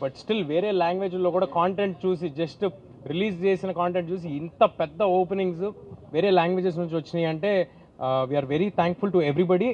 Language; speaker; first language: Telugu; native; Telugu